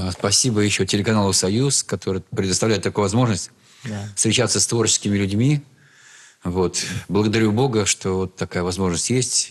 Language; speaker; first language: Russian; native; Russian